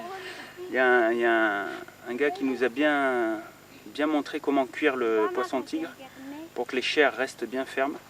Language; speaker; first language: French; native; French